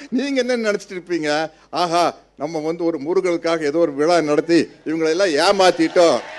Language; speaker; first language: Tamil; native; Tamil